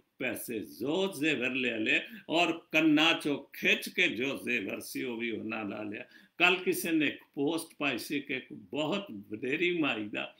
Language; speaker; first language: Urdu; non-native, local second language; Punjabi